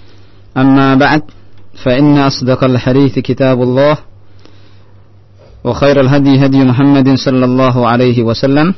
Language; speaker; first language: Arabic; non-native, fluent; Indonesian